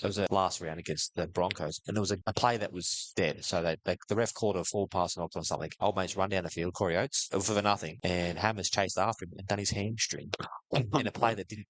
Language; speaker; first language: English; native; English